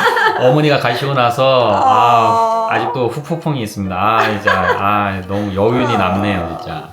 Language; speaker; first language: Korean; native; Korean